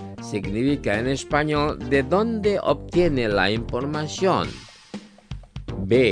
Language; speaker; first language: Spanish; non-native, fluent; Indonesian